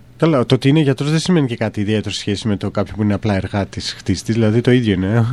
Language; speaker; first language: Greek; native; Greek